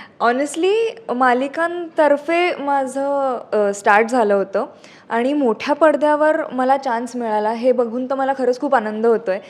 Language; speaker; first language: Marathi; native; Marathi